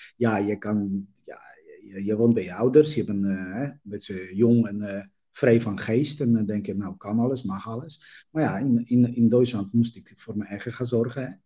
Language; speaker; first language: Dutch; non-native, fluent; Polish